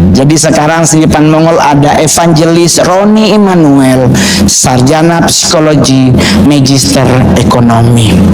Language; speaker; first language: Indonesian; native; Indonesian